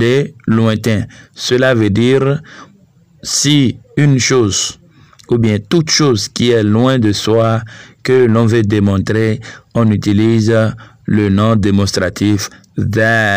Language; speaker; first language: French; non-native, local second language; Fon